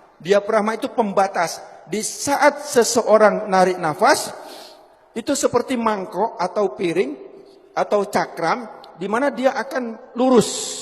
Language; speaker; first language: Indonesian; native; Indonesian